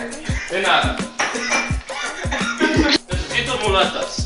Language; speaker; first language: Spanish; non-native, learner; English